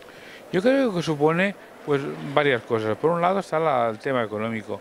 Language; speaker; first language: Spanish; native; Spanish